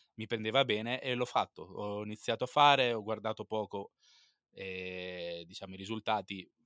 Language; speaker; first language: Italian; native; Italian